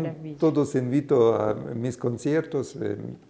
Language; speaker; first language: Spanish; non-native, fluent; Russian